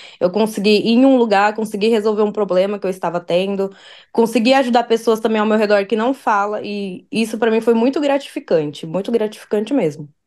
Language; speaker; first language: Portuguese; native; Portuguese